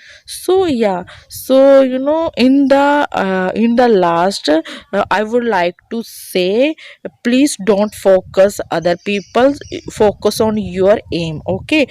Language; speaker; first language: English; non-native, learner; Hindi